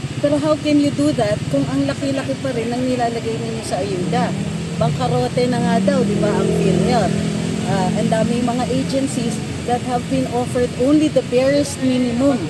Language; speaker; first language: Filipino; native; Filipino